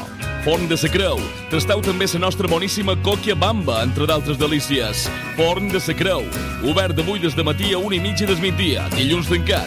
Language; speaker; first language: Catalan; native; Catalan